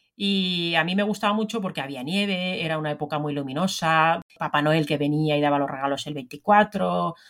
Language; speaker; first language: Spanish; non-native, fluent; Finnish